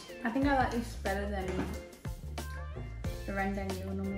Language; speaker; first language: English; native; English